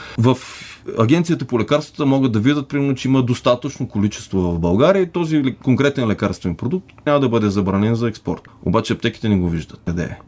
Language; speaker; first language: Bulgarian; native; Bulgarian